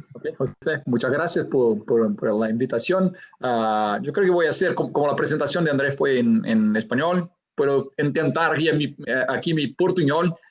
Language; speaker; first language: Spanish; non-native, fluent; Portuguese